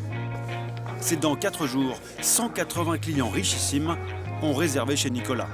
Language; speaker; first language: French; native; French